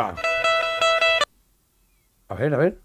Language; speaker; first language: Spanish; native; Spanish